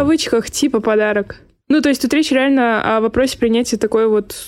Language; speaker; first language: Russian; native; Russian